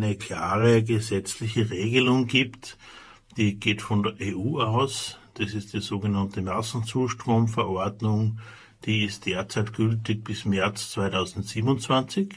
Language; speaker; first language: German; native; German